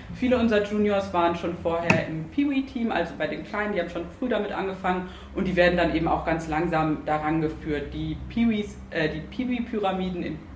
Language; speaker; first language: German; native; German